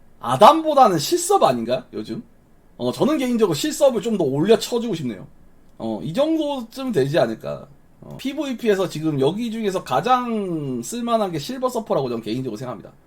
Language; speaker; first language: Korean; native; Korean